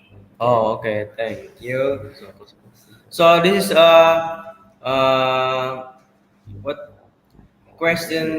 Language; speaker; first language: English; non-native, learner; Indonesian